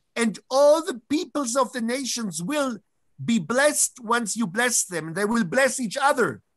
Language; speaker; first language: English; non-native, fluent; Hebrew